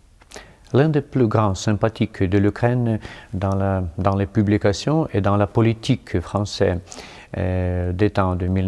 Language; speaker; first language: French; non-native, fluent; Ukrainian